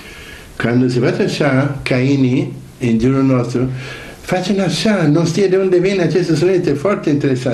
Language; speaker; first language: Romanian; non-native, learner; Italian